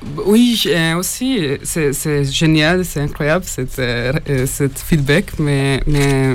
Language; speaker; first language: French; non-native, learner; Hungarian